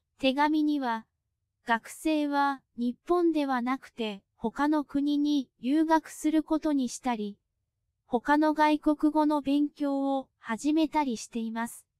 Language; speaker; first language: Japanese; non-native, fluent; Cantonese